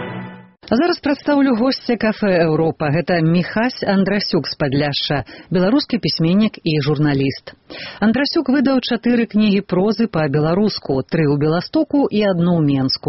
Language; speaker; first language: Belarusian; native; Belarusian